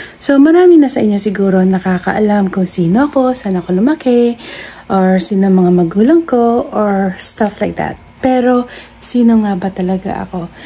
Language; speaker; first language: Filipino; non-native, local second language; Iloko